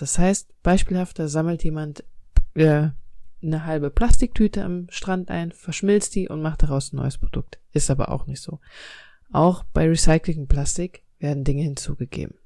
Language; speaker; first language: German; native; German